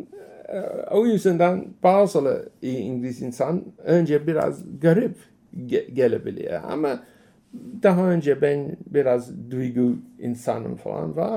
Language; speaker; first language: Turkish; non-native, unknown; English